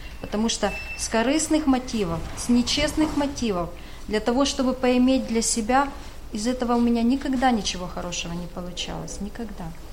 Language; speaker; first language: Russian; native; Russian